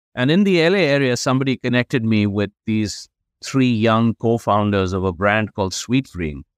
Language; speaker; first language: English; non-native, local second language; Hindi